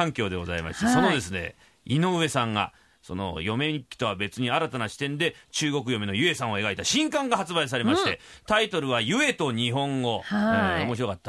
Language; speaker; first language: Japanese; native; Japanese